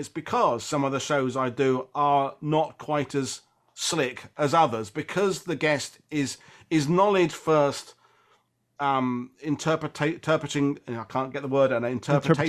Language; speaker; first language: English; native; English